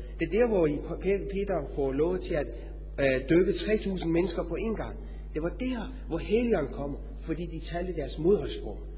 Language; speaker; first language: Danish; non-native, fluent; Persian